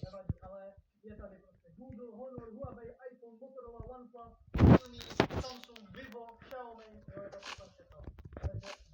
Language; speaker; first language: Czech; native; Czech